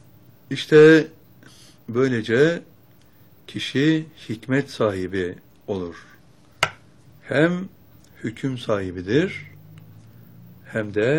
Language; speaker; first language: Turkish; native; Turkish